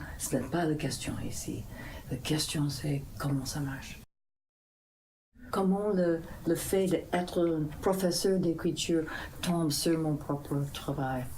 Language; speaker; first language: French; non-native, fluent; English